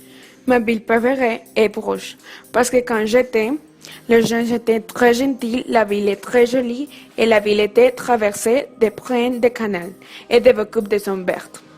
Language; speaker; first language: French; non-native, learner; Spanish